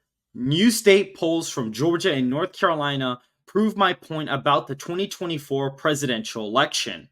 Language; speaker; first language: English; native; English